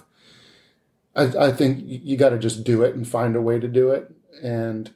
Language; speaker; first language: English; native; English